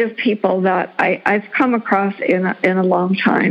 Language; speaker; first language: English; native; English